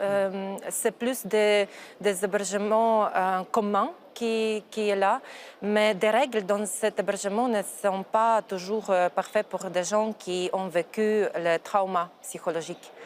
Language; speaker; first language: French; non-native, fluent; Ukrainian